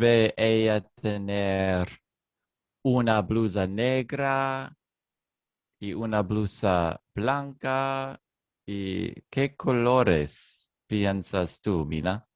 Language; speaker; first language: Spanish; non-native, learner; English